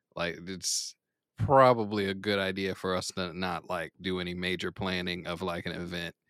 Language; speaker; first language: English; native; English